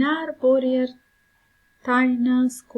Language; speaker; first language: Swedish; non-native, fluent; Persian